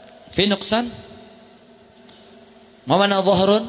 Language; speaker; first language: Arabic; non-native, fluent; Indonesian